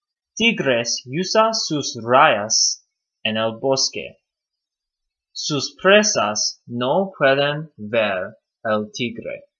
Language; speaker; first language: Spanish; non-native, learner; English